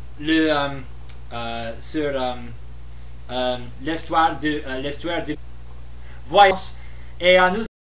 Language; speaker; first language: French; non-native, learner; English